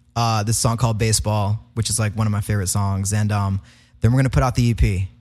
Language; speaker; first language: English; native; English